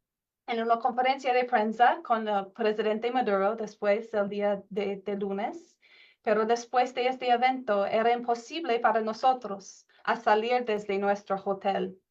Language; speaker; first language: Spanish; non-native, learner; English